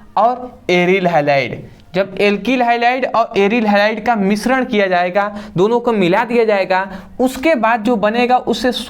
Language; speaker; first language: Hindi; native; Hindi